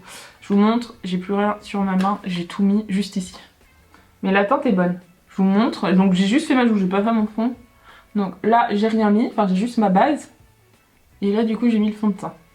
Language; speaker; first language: French; native; French